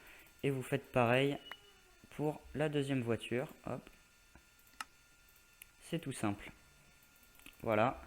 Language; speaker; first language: French; native; French